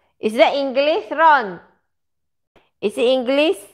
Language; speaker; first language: English; non-native, learner; Filipino